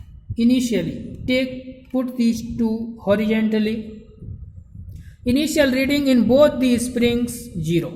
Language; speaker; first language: English; non-native, local second language; Hindi